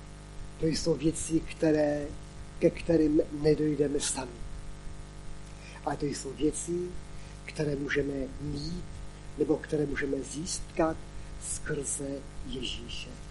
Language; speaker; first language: Czech; non-native, local second language; Polish